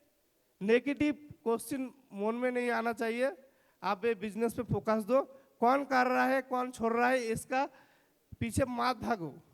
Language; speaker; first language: Hindi; non-native, local second language; Bangla